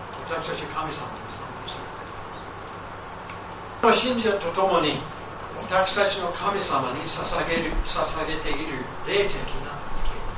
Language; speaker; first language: Japanese; non-native, fluent; English